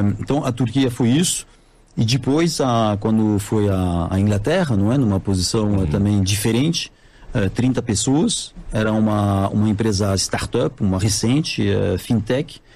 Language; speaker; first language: Portuguese; non-native, fluent; French